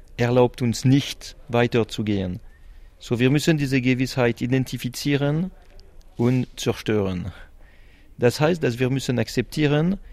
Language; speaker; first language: German; non-native, local second language; French